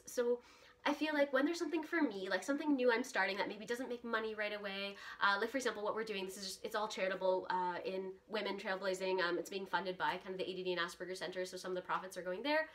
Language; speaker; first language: English; early bilingual, other home language; Russian